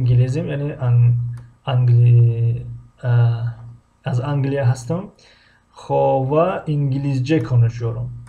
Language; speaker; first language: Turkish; non-native, fluent; Tajik